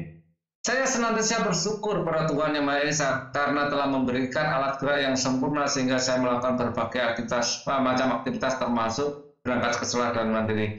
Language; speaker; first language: Indonesian; native; Indonesian